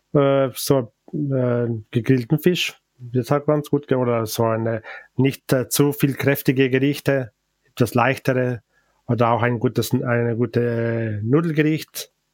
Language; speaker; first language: German; non-native, local second language; Ladin